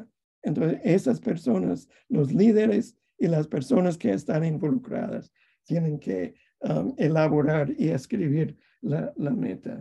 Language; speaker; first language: Spanish; non-native, fluent; English